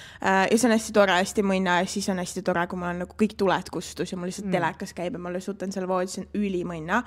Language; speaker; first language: Estonian; native; Estonian